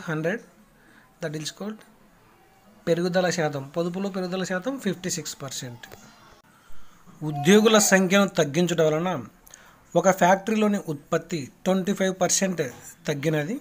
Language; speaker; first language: Telugu; native; Telugu